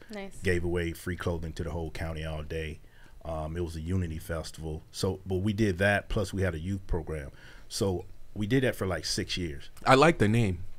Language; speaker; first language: English; native; English